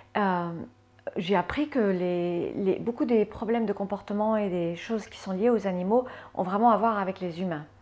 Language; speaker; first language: French; early bilingual, other home language; English